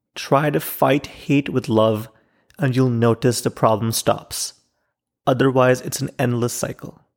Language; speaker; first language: English; non-native, local second language; Urdu